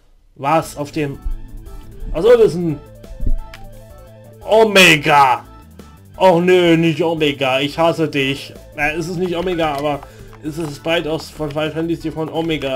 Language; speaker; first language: German; native; German